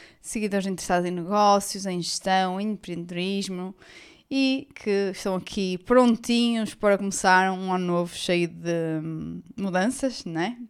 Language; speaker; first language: Portuguese; native; Portuguese